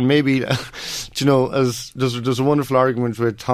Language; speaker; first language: English; native; English